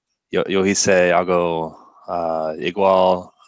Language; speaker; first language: Spanish; non-native, learner; English